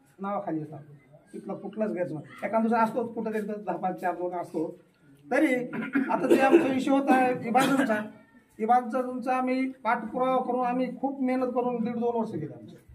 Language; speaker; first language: Marathi; non-native, local second language; Lambadi